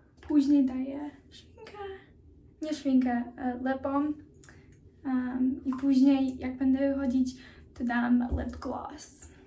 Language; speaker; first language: Polish; early bilingual, heritage; Polish